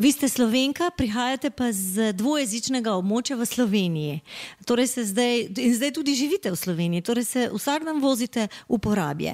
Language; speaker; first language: Slovenian; native; Slovenian